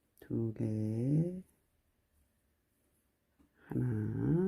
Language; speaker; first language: Korean; native; Korean